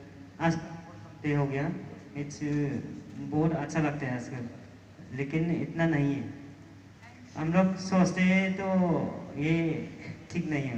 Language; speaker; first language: Hindi; non-native, local second language; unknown